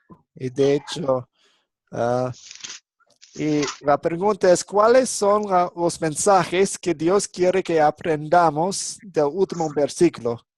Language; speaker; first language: Spanish; non-native, fluent; English